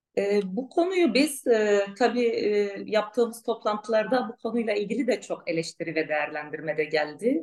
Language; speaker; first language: Turkish; non-native, local second language; Arabic